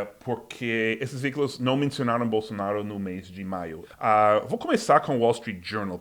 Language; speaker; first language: Portuguese; non-native, fluent; English